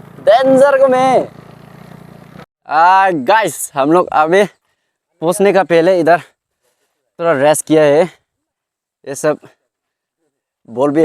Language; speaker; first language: Hindi; non-native, local second language; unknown